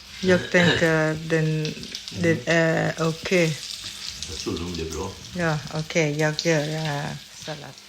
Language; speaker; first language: Swedish; non-native, learner; Thai